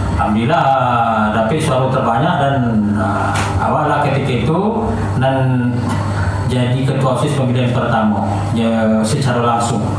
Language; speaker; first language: Indonesian; non-native, local second language; Minangkabau